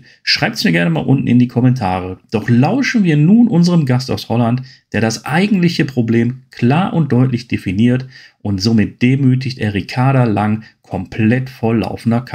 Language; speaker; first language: German; native; German